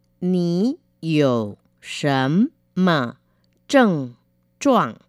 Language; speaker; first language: Chinese; non-native, fluent; Vietnamese